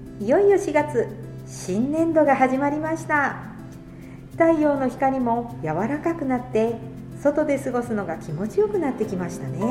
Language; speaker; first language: Japanese; native; Japanese